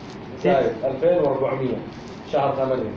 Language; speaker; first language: Arabic; native; Arabic